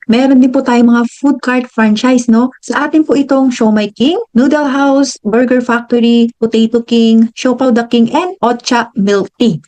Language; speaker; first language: Filipino; non-native, local second language; Hiligaynon